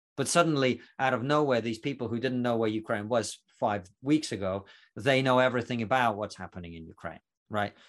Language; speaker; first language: English; non-native, fluent; Russian